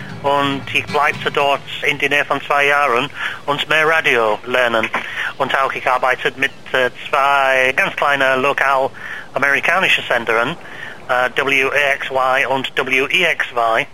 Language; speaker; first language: German; non-native, learner; English